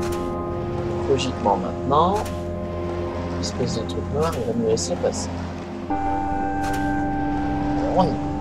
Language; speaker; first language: French; native; French